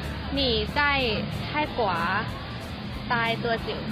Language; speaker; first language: Chinese; non-native, learner; Thai